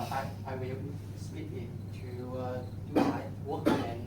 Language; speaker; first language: English; non-native, learner; Vietnamese